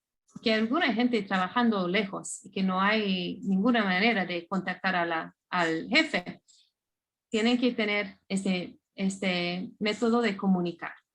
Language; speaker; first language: Spanish; non-native, fluent; English